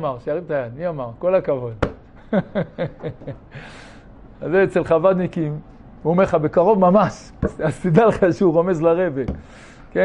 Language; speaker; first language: Hebrew; native; Hebrew